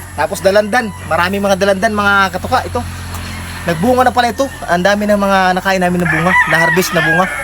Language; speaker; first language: Filipino; non-native, local second language; Cebuano